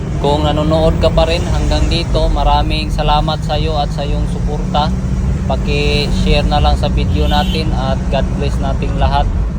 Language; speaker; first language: Filipino; non-native, local second language; Cebuano